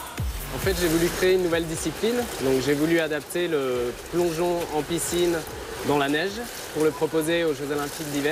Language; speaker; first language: French; native; French